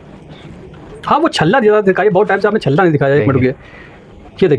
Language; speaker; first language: Hindi; native; Hindi